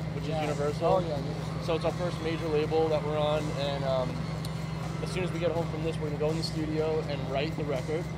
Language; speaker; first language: English; native; English